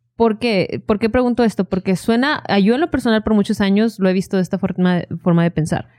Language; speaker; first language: Spanish; native; Spanish